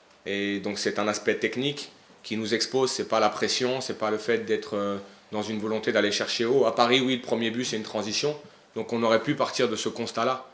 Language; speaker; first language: French; native; French